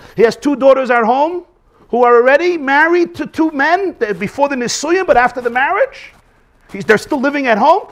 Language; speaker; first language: English; native; English